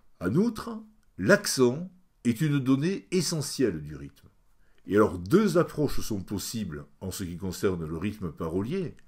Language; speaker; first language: French; native; French